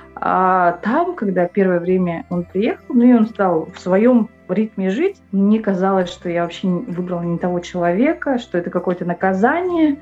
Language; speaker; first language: Russian; non-native, local second language; Yakut